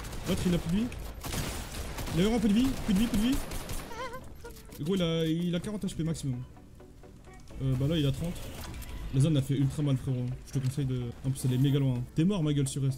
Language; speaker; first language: French; native; French